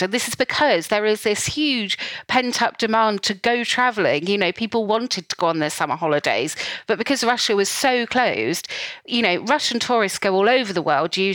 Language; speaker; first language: English; native; English